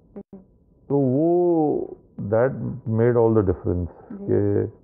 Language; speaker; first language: Hindi; native; Hindi